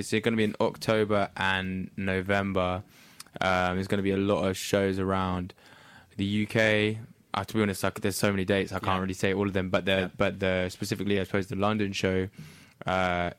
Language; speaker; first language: English; native; English